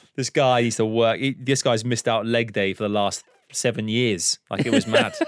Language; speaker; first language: English; early bilingual, other home language; Polish